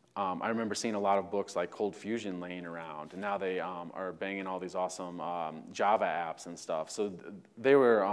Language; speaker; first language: English; native; English